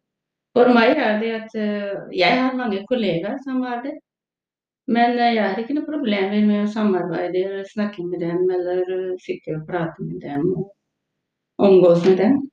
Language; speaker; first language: Norwegian; non-native, fluent; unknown